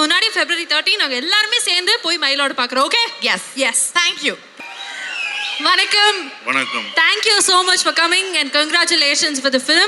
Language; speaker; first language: Tamil; native; Tamil